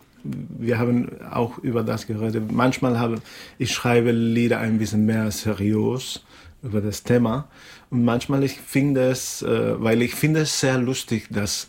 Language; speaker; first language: German; non-native, fluent; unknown